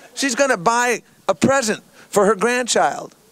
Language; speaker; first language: English; native; English